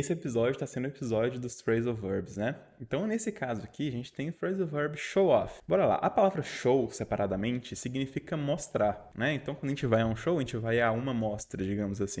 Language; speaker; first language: Portuguese; native; Portuguese